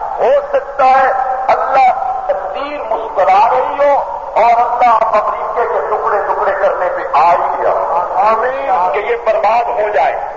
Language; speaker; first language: Urdu; non-native, local second language; Punjabi